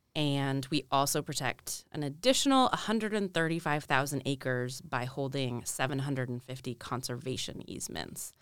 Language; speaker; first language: English; native; English